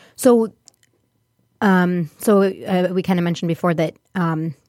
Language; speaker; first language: English; early bilingual, other home language; Hindi